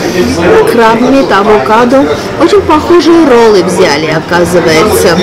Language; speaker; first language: Russian; non-native, fluent; Armenian